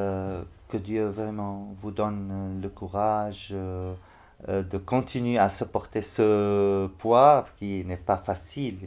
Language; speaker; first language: French; non-native, fluent; Arabic